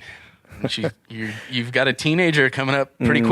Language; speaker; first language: English; native; English